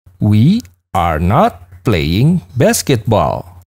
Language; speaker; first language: English; non-native, fluent; Indonesian